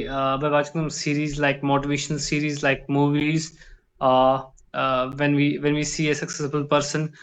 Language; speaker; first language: English; non-native, learner; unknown